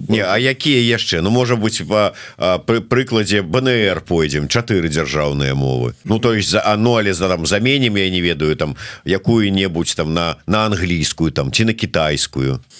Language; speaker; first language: Belarusian; native; Belarusian